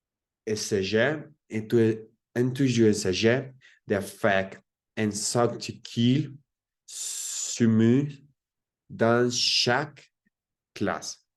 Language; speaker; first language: French; non-native, learner; Spanish